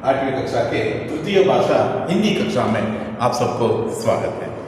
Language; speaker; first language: Hindi; non-native, local second language; Kannada